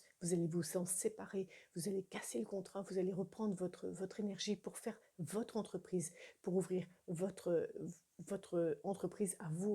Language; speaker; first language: French; native; French